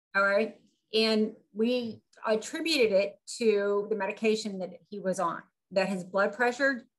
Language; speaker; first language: English; native; English